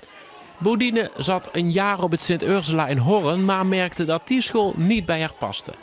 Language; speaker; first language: Dutch; native; Dutch